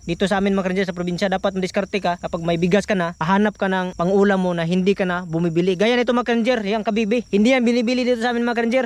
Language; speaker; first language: Filipino; non-native, local second language; Iloko